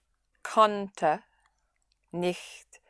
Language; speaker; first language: German; non-native, learner; English